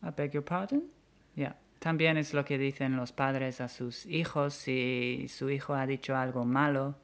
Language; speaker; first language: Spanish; non-native, fluent; English